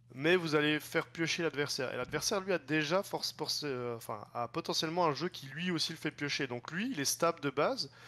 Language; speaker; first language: French; native; French